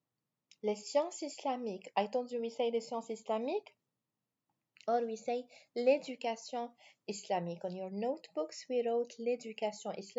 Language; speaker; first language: French; non-native, fluent; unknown